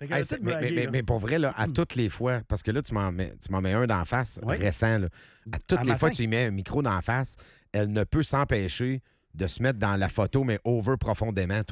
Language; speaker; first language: French; native; French